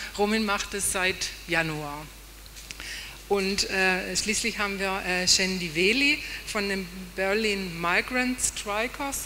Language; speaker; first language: German; native; German